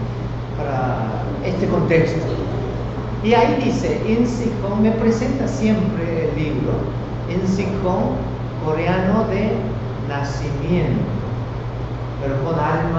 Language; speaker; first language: Spanish; non-native, fluent; Korean